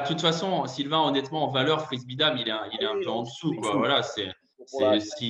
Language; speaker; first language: French; native; French